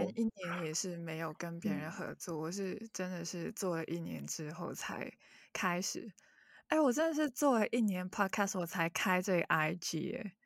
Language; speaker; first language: Chinese; non-native, local second language; Cantonese